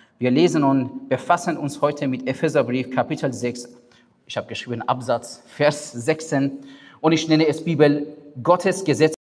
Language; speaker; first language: German; non-native, fluent; Persian